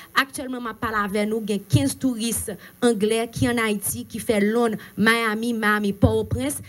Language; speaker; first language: French; non-native, local second language; Haitian Creole